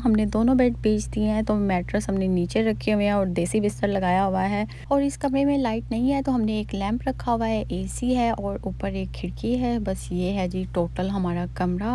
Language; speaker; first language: Hindi; non-native, local second language; Punjabi